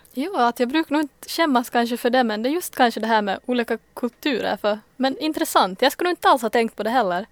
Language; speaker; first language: Swedish; native; Swedish